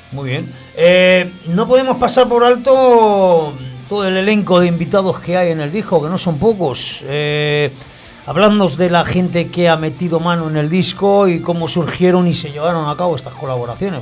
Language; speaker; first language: Spanish; native; Spanish